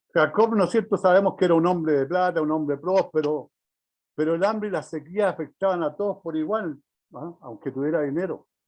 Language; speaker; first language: Spanish; native; Spanish